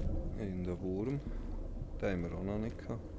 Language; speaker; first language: German; native; German